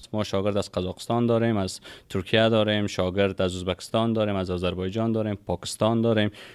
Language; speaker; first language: Persian; native; Persian